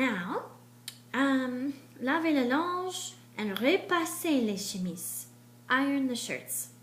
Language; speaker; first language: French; non-native, fluent; English